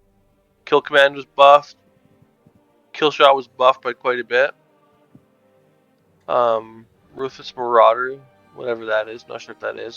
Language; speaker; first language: English; native; English